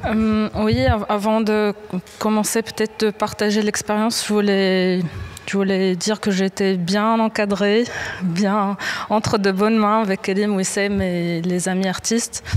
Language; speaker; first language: French; non-native, local second language; Arabic